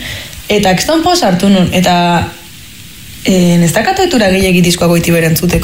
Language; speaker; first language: Basque; native; Basque